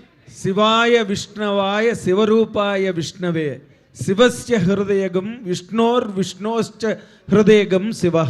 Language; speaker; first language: Telugu; native; Telugu